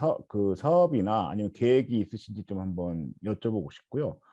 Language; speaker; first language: Korean; native; Korean